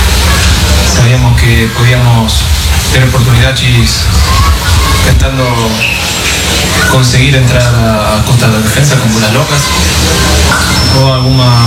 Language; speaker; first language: Portuguese; non-native, fluent; Spanish